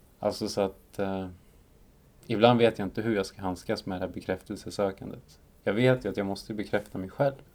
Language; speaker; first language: Swedish; early bilingual, other home language; Spanish